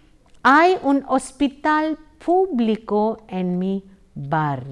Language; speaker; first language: Spanish; non-native, fluent; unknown